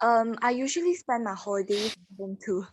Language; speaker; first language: English; non-native, learner; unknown